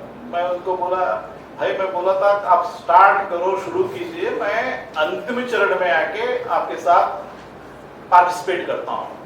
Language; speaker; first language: Hindi; non-native, local second language; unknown